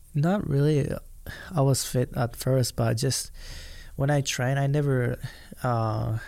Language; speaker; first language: English; non-native, fluent; Japanese